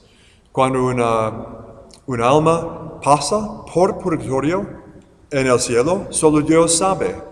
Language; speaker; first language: Spanish; non-native, fluent; English